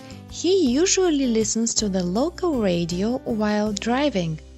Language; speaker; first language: English; non-native, fluent; Bulgarian